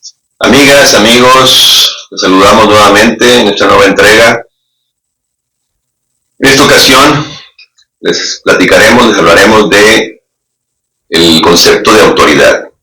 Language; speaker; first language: Spanish; native; Spanish